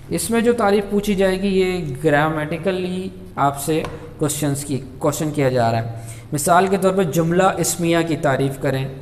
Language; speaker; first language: Urdu; native; Urdu